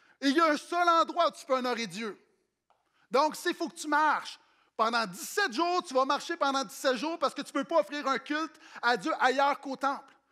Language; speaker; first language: French; native; French